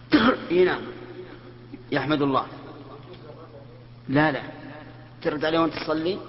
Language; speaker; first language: Arabic; native; Arabic